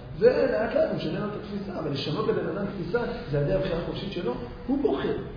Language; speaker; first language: Hebrew; native; Hebrew